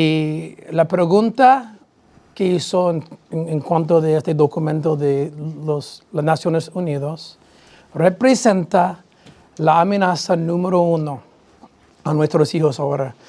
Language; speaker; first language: Spanish; non-native, fluent; English